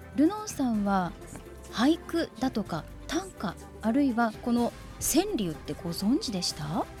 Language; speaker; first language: Japanese; native; Japanese